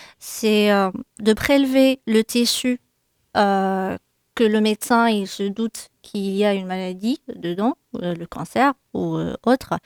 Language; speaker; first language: French; non-native, local second language; Arabic